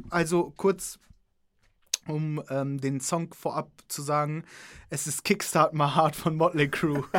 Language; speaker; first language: German; early bilingual, other home language; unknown